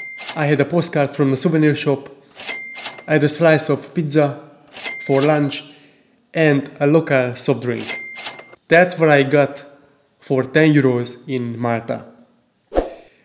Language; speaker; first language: English; non-native, learner; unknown